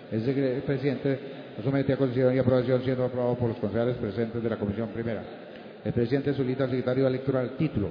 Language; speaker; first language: Spanish; native; Spanish